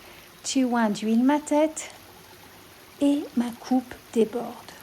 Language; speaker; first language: French; native; French